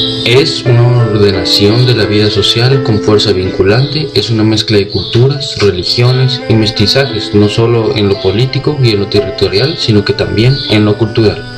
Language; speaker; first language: Spanish; native; Spanish